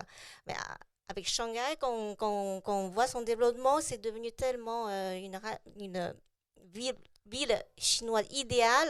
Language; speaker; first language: French; non-native, fluent; Chinese